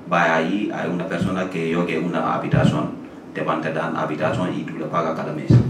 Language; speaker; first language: Spanish; non-native, learner; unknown